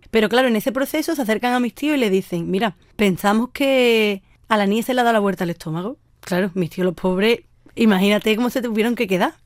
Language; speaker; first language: Spanish; native; Spanish